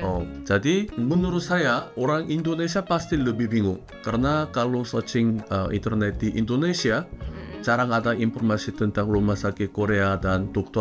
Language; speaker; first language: Indonesian; non-native, fluent; Korean